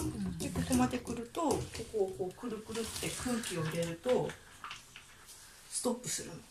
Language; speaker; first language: Japanese; native; Japanese